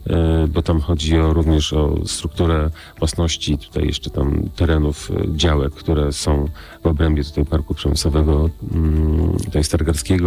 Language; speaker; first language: Polish; native; Polish